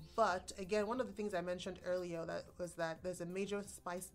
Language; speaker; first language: English; non-native, local second language; Igbo